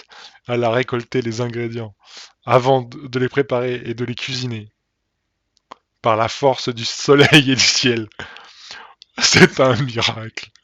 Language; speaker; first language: French; native; French